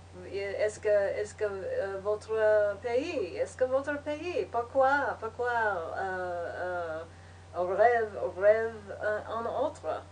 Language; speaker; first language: French; non-native, learner; English